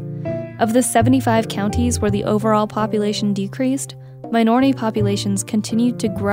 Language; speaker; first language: English; native; English